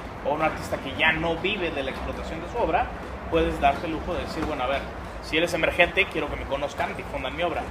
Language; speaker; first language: Spanish; native; Spanish